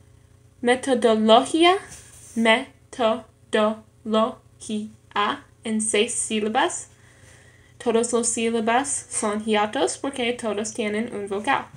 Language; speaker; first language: Spanish; non-native, learner; English